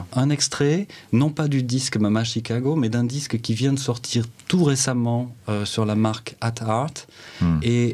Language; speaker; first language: French; native; French